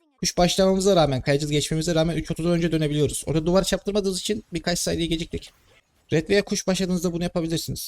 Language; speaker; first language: Turkish; native; Turkish